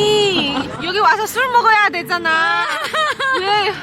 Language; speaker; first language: Korean; non-native, fluent; Chinese